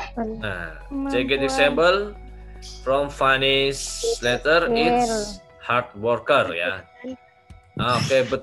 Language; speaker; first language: English; non-native, learner; Indonesian